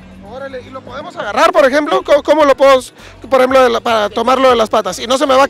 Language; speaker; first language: Spanish; native; Spanish